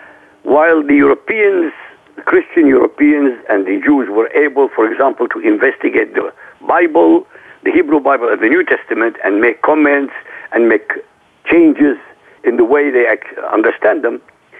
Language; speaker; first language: English; non-native, fluent; Arabic